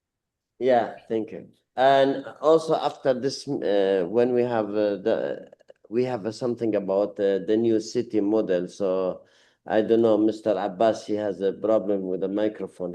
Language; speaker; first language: English; non-native, learner; Arabic